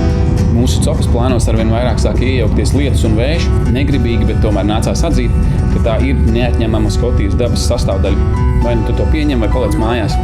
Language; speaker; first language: Latvian; native; Latvian